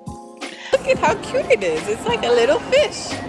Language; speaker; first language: English; native; English